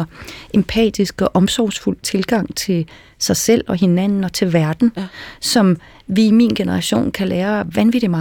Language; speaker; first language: Danish; native; Danish